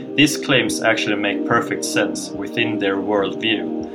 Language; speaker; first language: English; non-native, fluent; Swedish